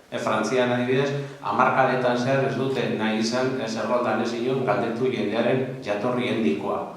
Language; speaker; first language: Basque; non-native, local second language; Spanish